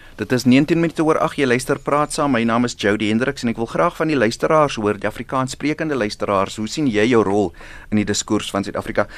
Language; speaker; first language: Afrikaans; native; Afrikaans